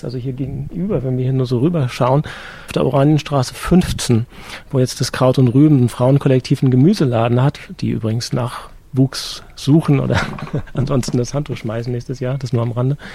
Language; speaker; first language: German; native; German